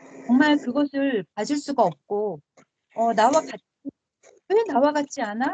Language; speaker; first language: Korean; native; Korean